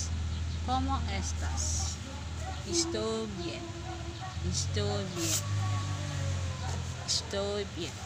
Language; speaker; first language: Spanish; non-native, learner; Filipino